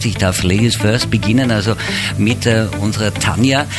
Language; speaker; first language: German; native; German